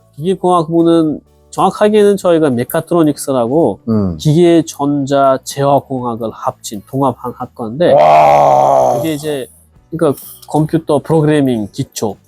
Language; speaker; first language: Korean; non-native, fluent; Uzbek